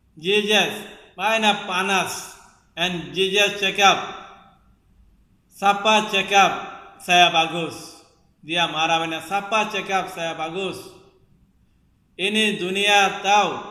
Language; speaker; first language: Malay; non-native, local second language; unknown